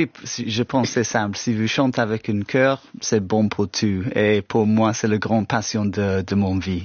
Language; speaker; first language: French; non-native, learner; English